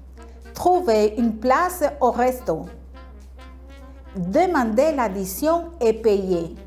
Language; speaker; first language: French; non-native, fluent; Spanish